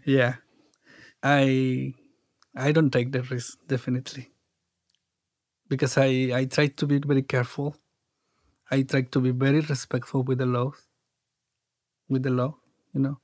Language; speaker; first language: English; non-native, learner; Spanish